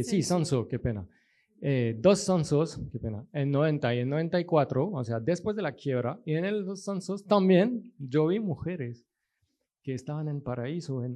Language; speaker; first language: Spanish; non-native, fluent; French